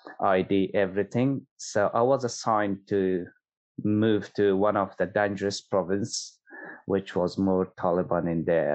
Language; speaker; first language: English; non-native, fluent; Persian